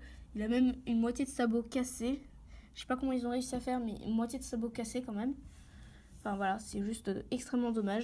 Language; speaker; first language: French; native; French